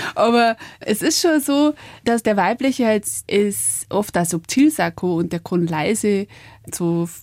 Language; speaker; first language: German; native; German